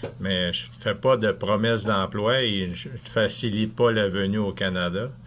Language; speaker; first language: French; native; French